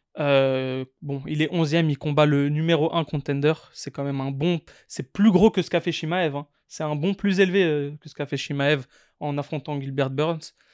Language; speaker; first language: French; native; French